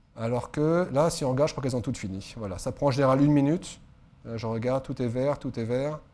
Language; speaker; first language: French; native; French